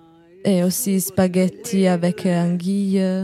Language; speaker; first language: French; non-native, learner; Italian